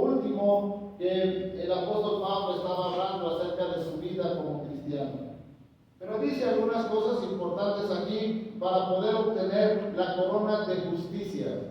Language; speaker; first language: Spanish; native; Spanish